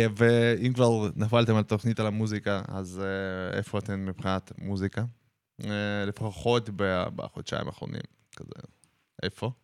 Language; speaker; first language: Hebrew; native; Hebrew